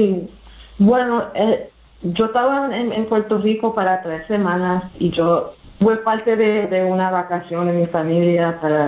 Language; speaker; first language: Spanish; early bilingual, heritage; English